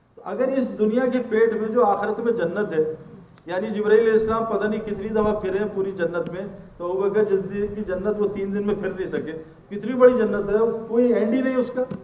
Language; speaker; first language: Urdu; native; Urdu